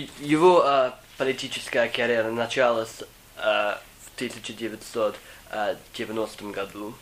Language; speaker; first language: Russian; non-native, fluent; English